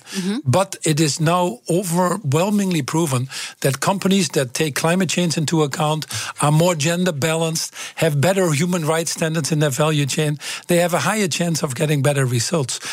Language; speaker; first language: English; non-native, fluent; Dutch